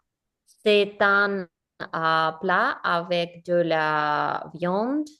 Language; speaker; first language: French; non-native, learner; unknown